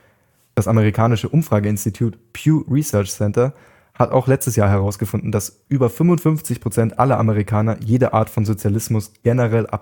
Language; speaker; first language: German; native; German